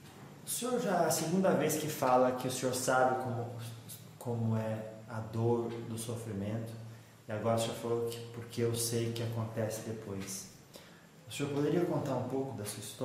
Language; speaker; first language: Portuguese; native; Portuguese